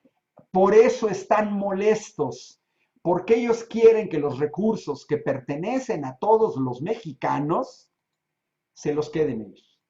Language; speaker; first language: Spanish; native; Spanish